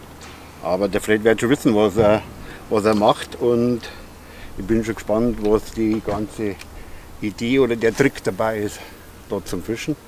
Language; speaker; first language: German; native; German